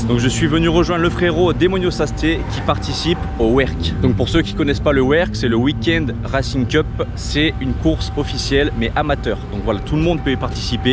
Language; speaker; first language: French; native; French